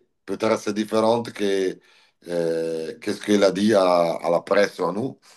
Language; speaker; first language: French; non-native, learner; Italian